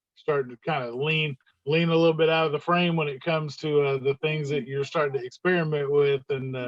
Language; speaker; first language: English; native; English